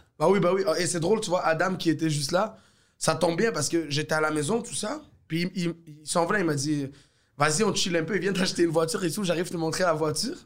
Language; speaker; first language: French; early bilingual, other home language; Arabic